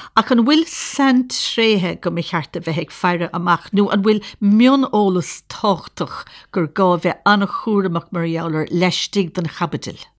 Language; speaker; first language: Irish; native; Irish